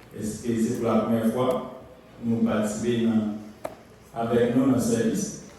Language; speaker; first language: French; non-native, local second language; Haitian Creole